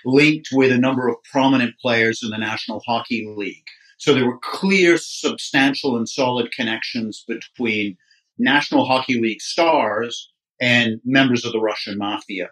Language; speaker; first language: English; native; English